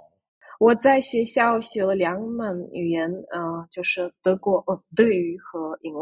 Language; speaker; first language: Chinese; non-native, fluent; Russian